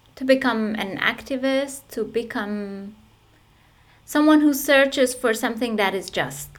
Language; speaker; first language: English; non-native, fluent; Persian